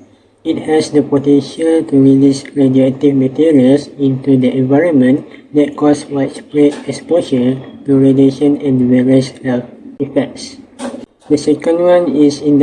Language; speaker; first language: English; non-native, learner; Malay